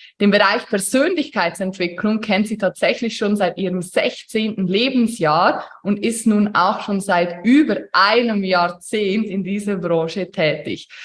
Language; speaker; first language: German; native; German